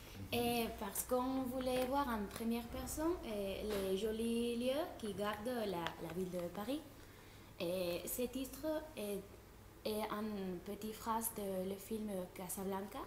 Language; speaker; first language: French; non-native, fluent; Spanish